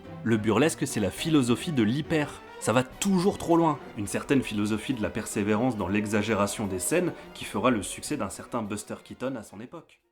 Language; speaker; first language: French; native; French